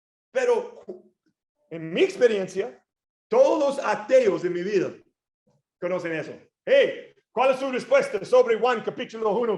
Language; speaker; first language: Spanish; non-native, fluent; English